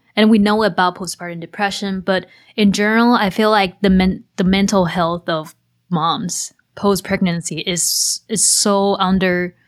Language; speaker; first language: English; non-native, fluent; Chinese